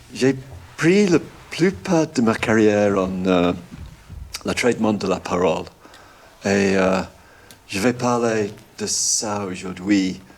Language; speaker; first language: French; non-native, learner; English